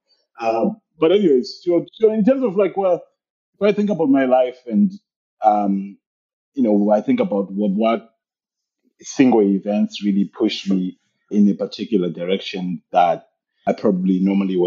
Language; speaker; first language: English; non-native, local second language; Shona